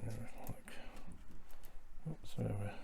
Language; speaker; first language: English; native; English